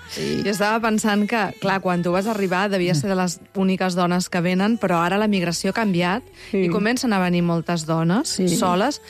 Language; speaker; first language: Catalan; native; Catalan